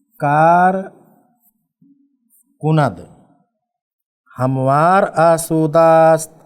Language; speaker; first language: Persian; non-native, fluent; Urdu